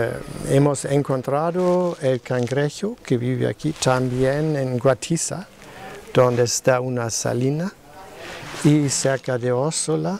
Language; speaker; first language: Spanish; non-native, learner; German